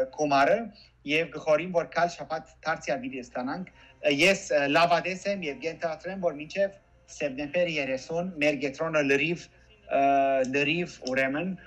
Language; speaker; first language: Armenian; early bilingual, heritage; Armenian